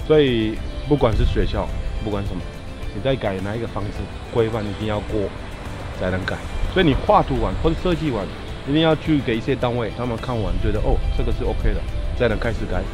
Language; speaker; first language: Chinese; non-native, fluent; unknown